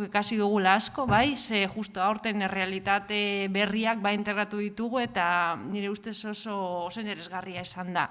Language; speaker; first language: Basque; non-native, fluent; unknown